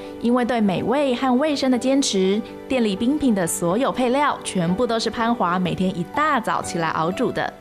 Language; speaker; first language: Chinese; native; Chinese